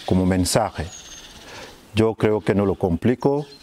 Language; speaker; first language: Spanish; non-native, fluent; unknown